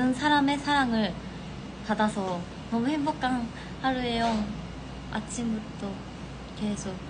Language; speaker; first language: Korean; non-native, fluent; Japanese